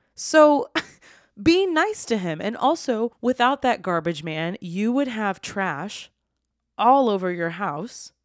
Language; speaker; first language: English; native; English